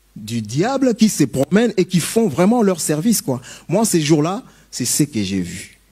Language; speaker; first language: French; non-native, local second language; Lingala